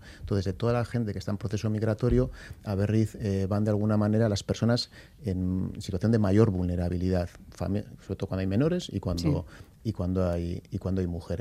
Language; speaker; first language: Spanish; native; Spanish